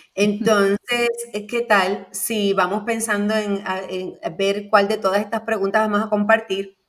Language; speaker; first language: Spanish; native; Spanish